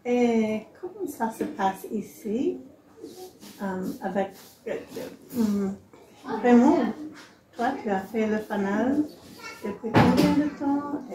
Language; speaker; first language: French; non-native, learner; English